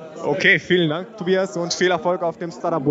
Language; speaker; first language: German; native; German